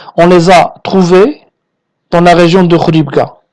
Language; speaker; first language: French; non-native, local second language; Arabic